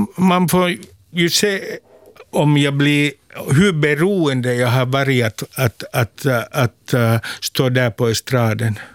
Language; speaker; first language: Swedish; non-native, local second language; Finnish